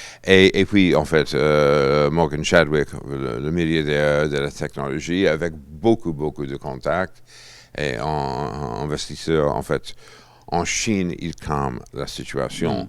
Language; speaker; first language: French; non-native, fluent; English